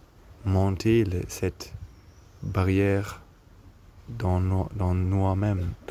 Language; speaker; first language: French; non-native, learner; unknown